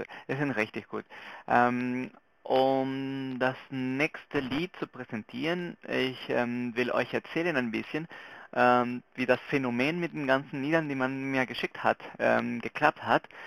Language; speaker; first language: German; non-native, local second language; Spanish